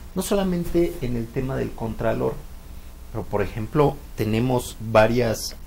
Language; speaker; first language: Spanish; native; Spanish